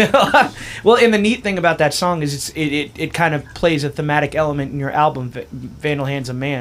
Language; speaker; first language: English; native; English